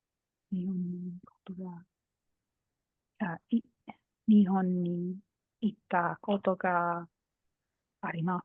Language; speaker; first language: Japanese; non-native, learner; English